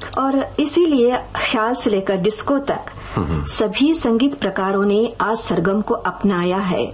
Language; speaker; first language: Hindi; non-native, local second language; Marathi